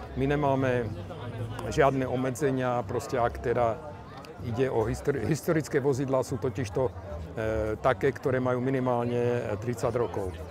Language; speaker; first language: Slovak; native; Slovak